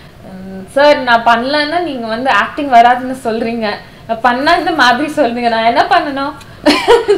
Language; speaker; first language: Tamil; non-native, fluent; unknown